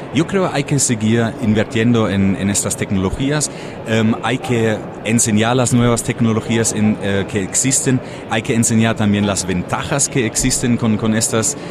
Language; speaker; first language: Spanish; non-native, fluent; German